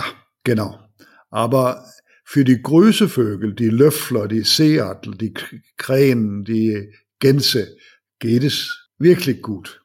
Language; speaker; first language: German; non-native, learner; Danish